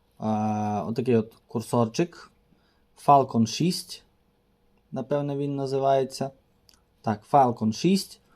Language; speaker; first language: Ukrainian; native; Ukrainian